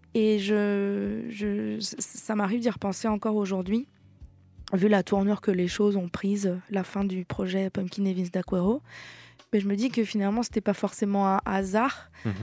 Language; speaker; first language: French; native; French